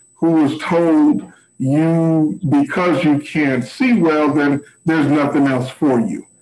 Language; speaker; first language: English; native; English